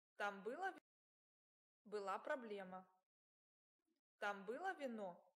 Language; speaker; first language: Russian; non-native, learner; English